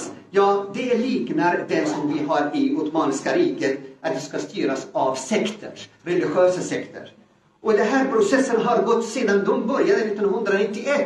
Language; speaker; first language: Swedish; non-native, fluent; Arabic